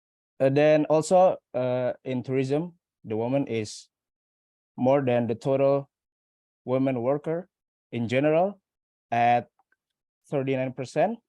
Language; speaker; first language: English; non-native, learner; Indonesian